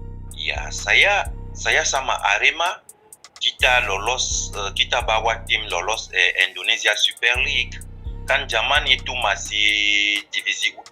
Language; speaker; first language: Indonesian; non-native, fluent; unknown